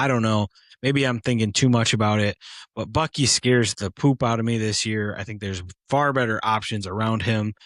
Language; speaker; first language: English; native; English